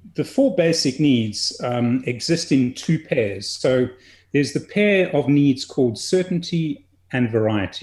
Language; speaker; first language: English; native; English